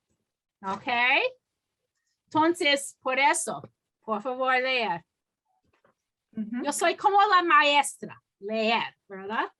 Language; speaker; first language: Spanish; non-native, fluent; English